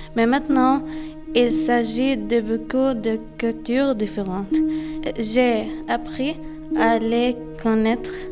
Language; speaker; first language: French; non-native, learner; Arabic